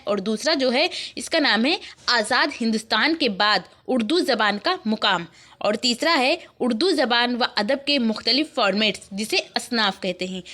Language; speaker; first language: Urdu; native; Urdu